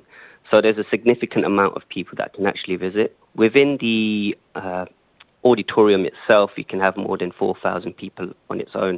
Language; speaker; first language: English; native; English